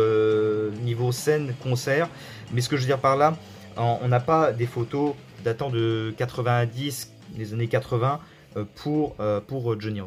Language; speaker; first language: French; native; French